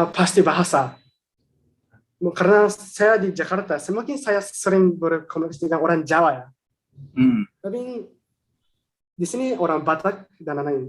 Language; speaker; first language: Indonesian; non-native, fluent; Japanese